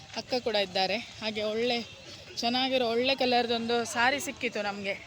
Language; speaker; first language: Kannada; native; Kannada